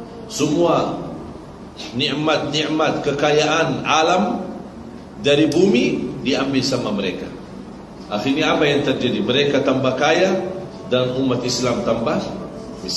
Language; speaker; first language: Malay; non-native, fluent; Arabic